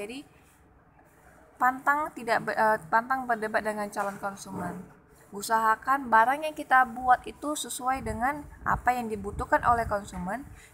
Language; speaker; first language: Indonesian; native; Indonesian